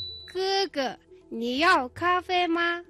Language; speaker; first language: Chinese; non-native, fluent; Mongolian